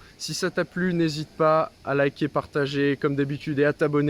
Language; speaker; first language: French; native; French